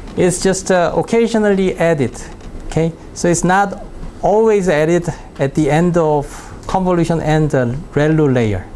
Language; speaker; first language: English; non-native, fluent; Korean